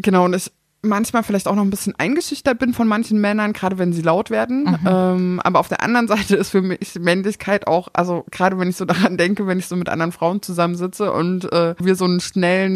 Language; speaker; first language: German; native; German